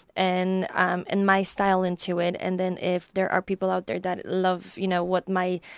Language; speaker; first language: English; early bilingual, other home language; Polish